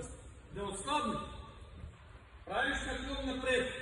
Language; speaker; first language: Bulgarian; non-native, learner; Russian